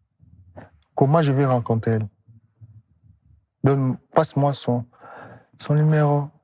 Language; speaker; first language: French; non-native, local second language; Lingala